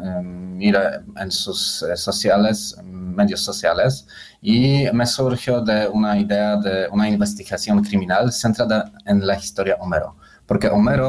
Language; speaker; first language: Spanish; non-native, learner; Polish